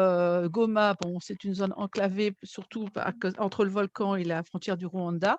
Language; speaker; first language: French; native; French